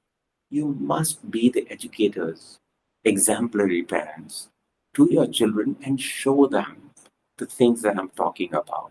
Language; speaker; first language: English; non-native, local second language; Punjabi